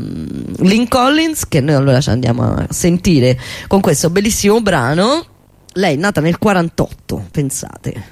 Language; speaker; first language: Italian; native; Italian